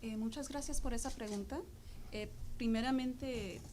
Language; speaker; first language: Spanish; early bilingual, other home language; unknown